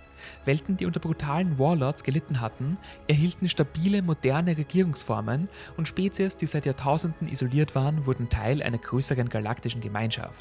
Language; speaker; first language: German; native; German